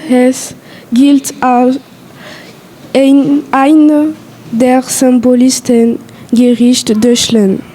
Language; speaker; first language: German; non-native, learner; French